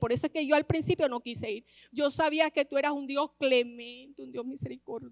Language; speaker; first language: Spanish; native; Spanish